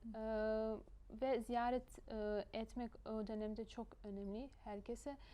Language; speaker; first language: Turkish; non-native, fluent; Bosnian